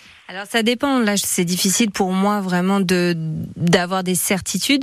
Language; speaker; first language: French; native; French